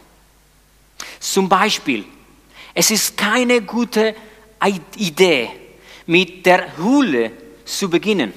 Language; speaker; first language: German; non-native, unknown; Spanish